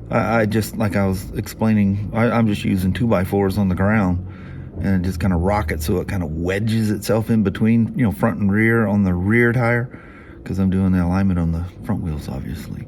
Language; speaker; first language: English; native; English